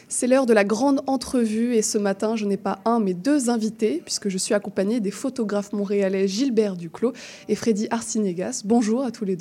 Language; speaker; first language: French; native; French